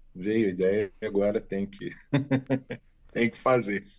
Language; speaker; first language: Portuguese; native; Portuguese